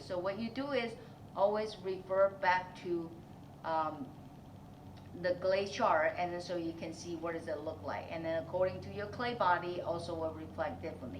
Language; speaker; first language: English; non-native, fluent; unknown